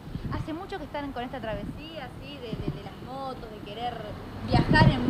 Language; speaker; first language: Spanish; native; Spanish